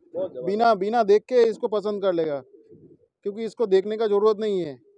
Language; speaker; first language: Hindi; non-native, local second language; Bangla